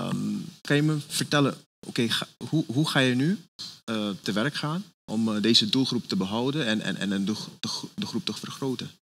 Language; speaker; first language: Dutch; native; Dutch